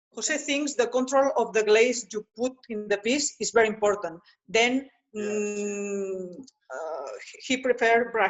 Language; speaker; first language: English; non-native, learner; Spanish